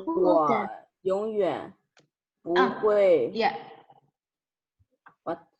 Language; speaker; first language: Chinese; non-native, learner; Indonesian